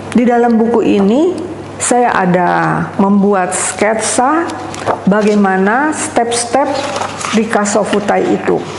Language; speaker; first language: Indonesian; native; Indonesian